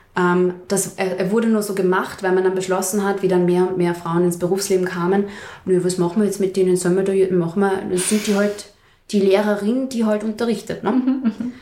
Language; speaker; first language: German; native; German